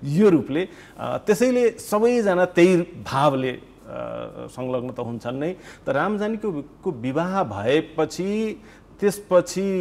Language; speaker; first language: Nepali; non-native, local second language; Maithili